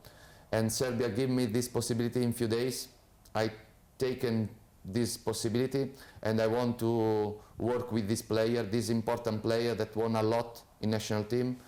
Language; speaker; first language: English; non-native, fluent; Italian